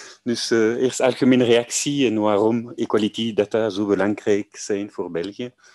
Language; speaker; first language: Dutch; non-native, learner; French